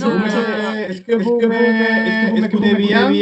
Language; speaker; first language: French; non-native, fluent; Spanish